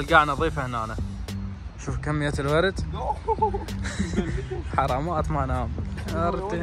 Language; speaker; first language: Arabic; native; Arabic